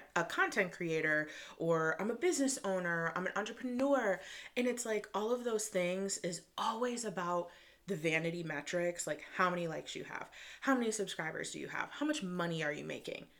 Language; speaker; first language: English; native; English